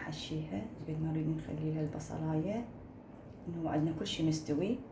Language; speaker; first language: Arabic; native; Arabic